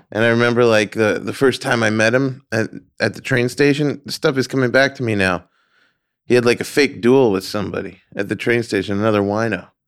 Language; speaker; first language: English; native; English